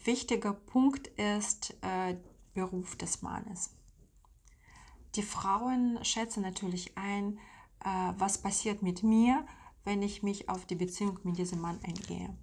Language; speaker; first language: German; non-native, fluent; Russian